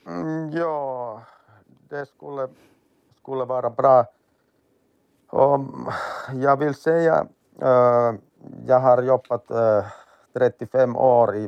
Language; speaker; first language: Swedish; non-native, learner; Finnish